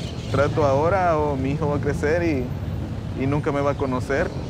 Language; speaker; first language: Spanish; early bilingual, heritage; Spanish